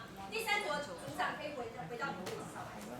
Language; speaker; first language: Chinese; native; Chinese